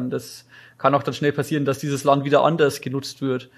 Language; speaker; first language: German; native; German